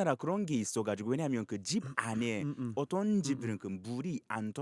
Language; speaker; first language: Korean; non-native, fluent; English